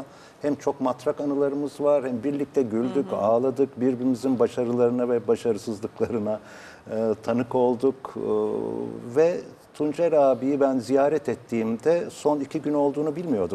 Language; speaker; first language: Turkish; native; Turkish